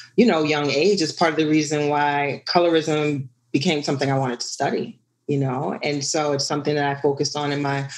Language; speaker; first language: English; native; English